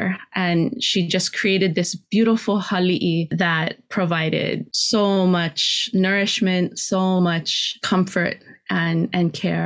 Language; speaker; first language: English; native; English